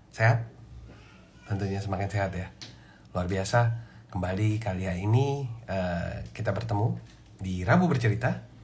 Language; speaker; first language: Indonesian; native; Indonesian